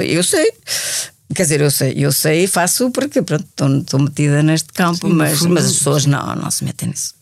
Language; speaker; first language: Portuguese; native; Portuguese